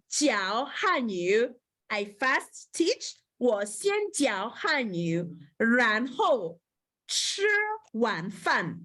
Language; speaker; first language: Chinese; non-native, fluent; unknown